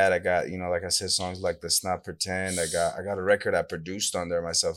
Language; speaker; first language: English; non-native, fluent; Persian